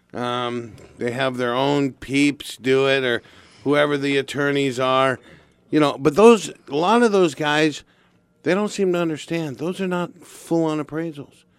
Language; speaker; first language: English; native; English